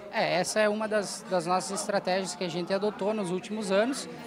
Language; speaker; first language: Portuguese; native; Portuguese